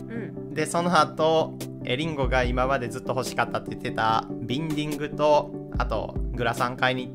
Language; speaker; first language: Japanese; native; Japanese